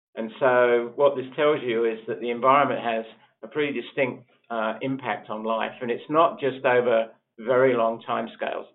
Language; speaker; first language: English; native; English